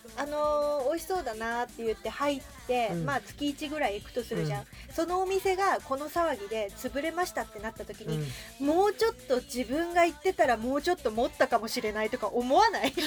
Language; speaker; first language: Japanese; native; Japanese